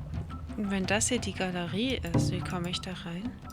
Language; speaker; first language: German; native; German